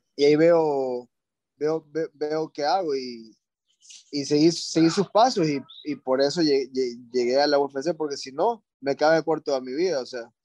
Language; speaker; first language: Spanish; native; Spanish